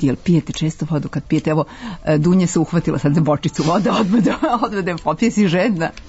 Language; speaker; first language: Serbian; native; Serbian